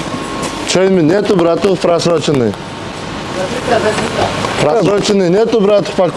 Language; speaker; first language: Russian; non-native, local second language; Kyrgyz